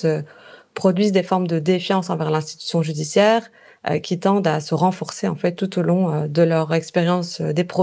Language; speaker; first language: French; native; French